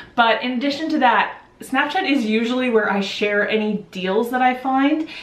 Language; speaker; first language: English; native; English